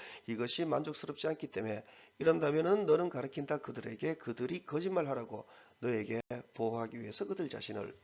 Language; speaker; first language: Korean; native; Korean